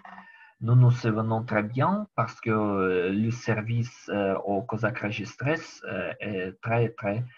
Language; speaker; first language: French; non-native, learner; Ukrainian